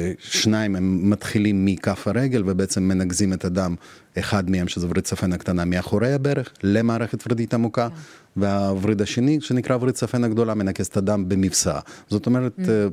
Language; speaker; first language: Hebrew; non-native, fluent; Russian